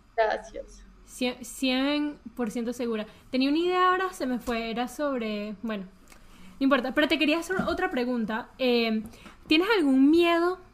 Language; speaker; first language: Spanish; early bilingual, heritage; Spanish